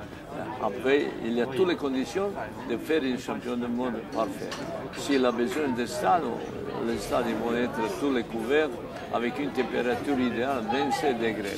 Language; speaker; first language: French; non-native, fluent; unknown